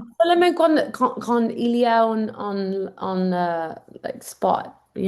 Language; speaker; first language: French; non-native, learner; English